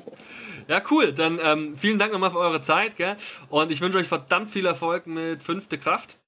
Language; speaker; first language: German; native; German